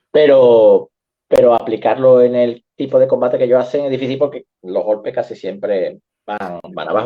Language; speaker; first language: Spanish; native; Spanish